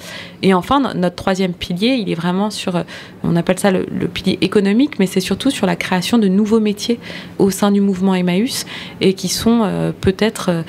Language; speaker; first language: French; native; French